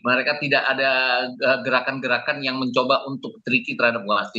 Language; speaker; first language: Indonesian; native; Indonesian